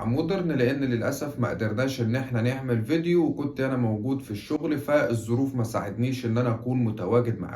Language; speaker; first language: Arabic; native; Arabic